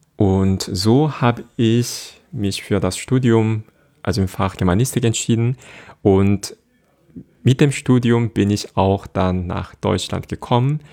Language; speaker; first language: German; non-native, fluent; Korean